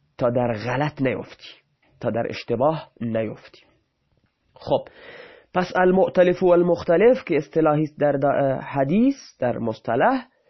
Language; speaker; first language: Persian; non-native, local second language; Baluchi